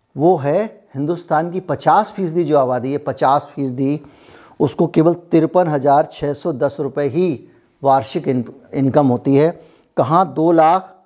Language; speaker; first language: Hindi; native; Hindi